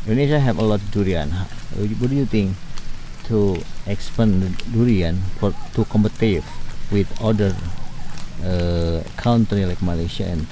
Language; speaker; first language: English; non-native, learner; Indonesian